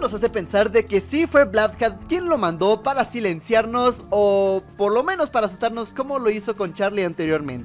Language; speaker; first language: Spanish; native; Spanish